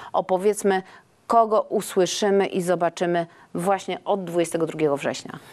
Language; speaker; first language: Polish; native; Polish